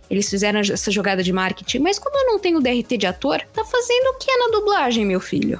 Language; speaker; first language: Portuguese; native; Portuguese